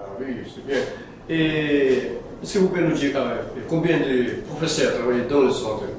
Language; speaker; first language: French; non-native, learner; Portuguese